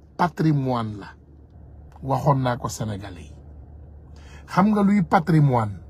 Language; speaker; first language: French; non-native, local second language; Wolof